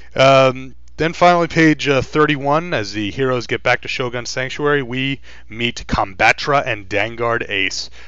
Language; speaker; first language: English; native; English